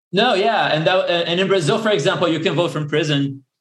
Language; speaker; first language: English; early bilingual, other home language; Portuguese